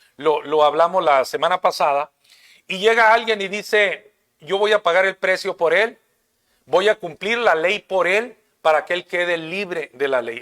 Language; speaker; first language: Spanish; native; Spanish